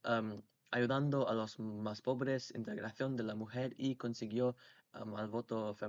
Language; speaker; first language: Spanish; non-native, learner; English